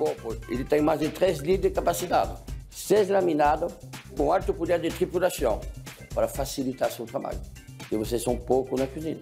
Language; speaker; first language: Portuguese; non-native, fluent; French